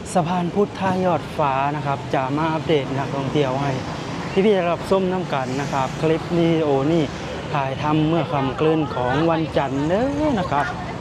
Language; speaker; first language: Thai; non-native, local second language; Lao